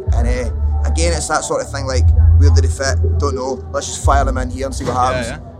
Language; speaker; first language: English; native; English